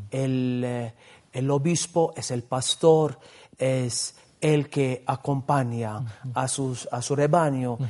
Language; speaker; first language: Spanish; non-native, fluent; Maltese